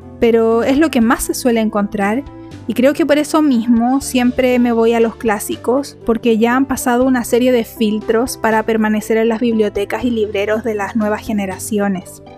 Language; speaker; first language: Spanish; native; Spanish